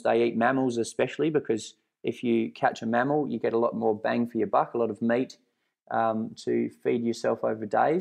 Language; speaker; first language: English; native; English